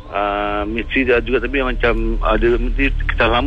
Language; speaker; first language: Malay; native; Malay